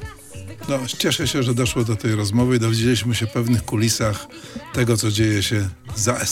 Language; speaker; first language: Polish; native; Polish